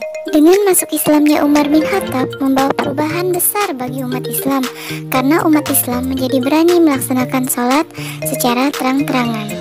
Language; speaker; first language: Indonesian; native; Indonesian